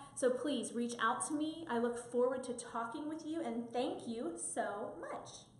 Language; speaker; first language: English; native; English